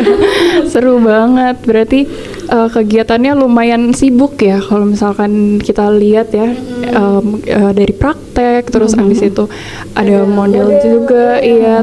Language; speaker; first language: Indonesian; native; Indonesian